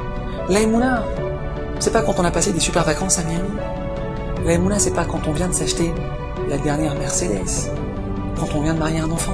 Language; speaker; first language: French; native; French